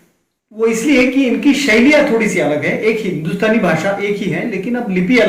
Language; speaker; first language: Hindi; non-native, local second language; Konkani